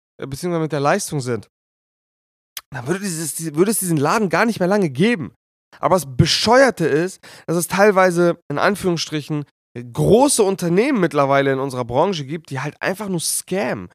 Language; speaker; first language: German; native; German